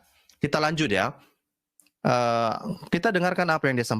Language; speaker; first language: Indonesian; native; Indonesian